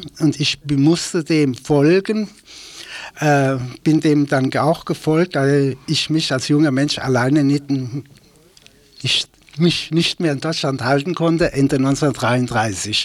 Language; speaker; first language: German; native; German